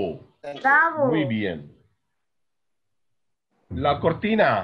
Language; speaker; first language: Spanish; non-native, learner; Hindi